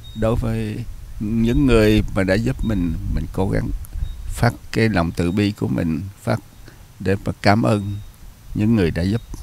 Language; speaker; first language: Vietnamese; native; Vietnamese